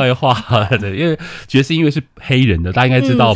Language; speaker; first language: Chinese; native; Chinese